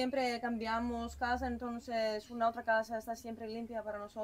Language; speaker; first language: Spanish; non-native, fluent; Greek